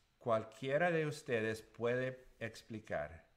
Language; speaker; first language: Spanish; non-native, learner; English